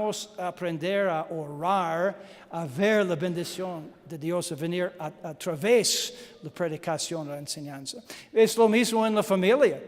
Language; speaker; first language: Spanish; non-native, learner; English